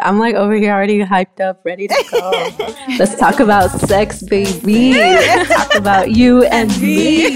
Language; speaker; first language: English; early bilingual, other home language; Spanish